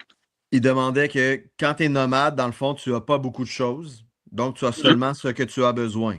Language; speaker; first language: French; native; French